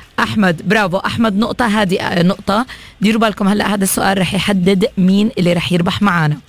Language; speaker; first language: Arabic; native; Arabic